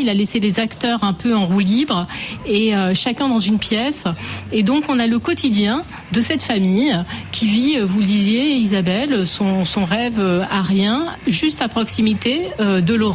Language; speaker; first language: French; native; French